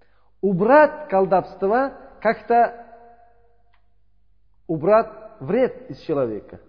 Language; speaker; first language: Russian; non-native, learner; Uzbek